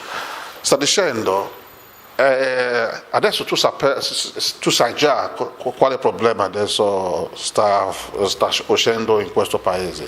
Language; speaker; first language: Italian; non-native, learner; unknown